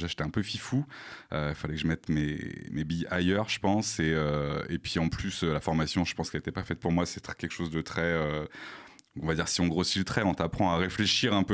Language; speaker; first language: French; native; French